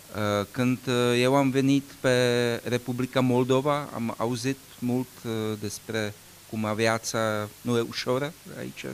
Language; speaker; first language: Romanian; non-native, learner; Czech